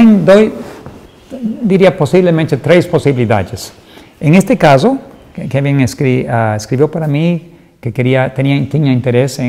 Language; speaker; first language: Portuguese; non-native, fluent; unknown